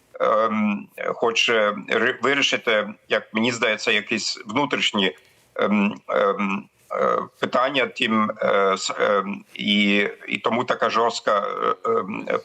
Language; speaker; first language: Ukrainian; non-native, fluent; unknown